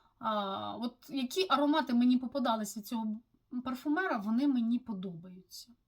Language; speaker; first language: Ukrainian; non-native, local second language; Russian